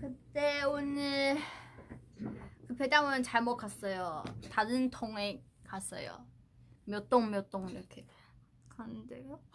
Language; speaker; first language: Korean; non-native, fluent; Chinese